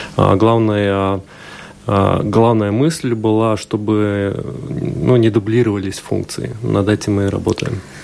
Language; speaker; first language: Russian; non-native, local second language; Latvian